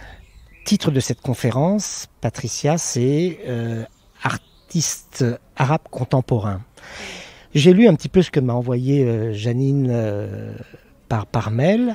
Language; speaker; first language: French; native; French